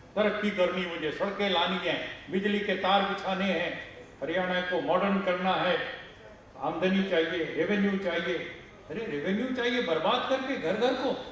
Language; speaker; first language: Hindi; non-native, local second language; Telugu